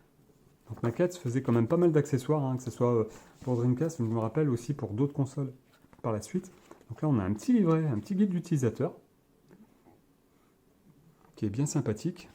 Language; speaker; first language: French; native; French